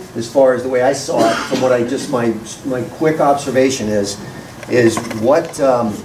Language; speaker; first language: English; native; English